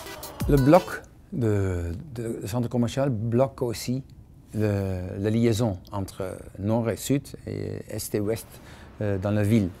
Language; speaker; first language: French; non-native, fluent; Dutch